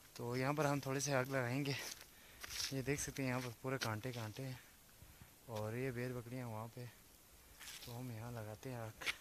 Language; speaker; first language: Urdu; non-native, local second language; Balti